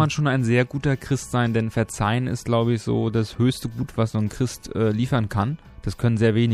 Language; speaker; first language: German; native; German